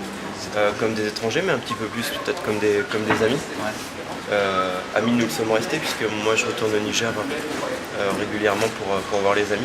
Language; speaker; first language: French; native; French